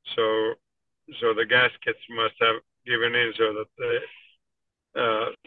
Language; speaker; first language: English; non-native, fluent; Finnish